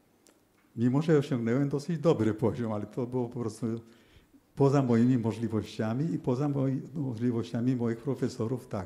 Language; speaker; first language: Polish; early bilingual, heritage; Polish